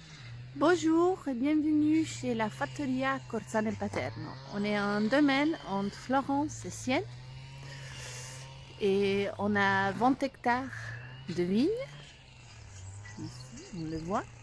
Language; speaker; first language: French; non-native, learner; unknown